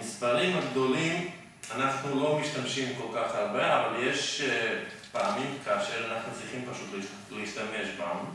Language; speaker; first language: Hebrew; non-native, fluent; Serbian